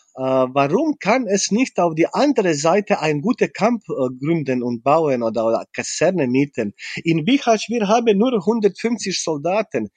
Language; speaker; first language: German; non-native, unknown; Bosnian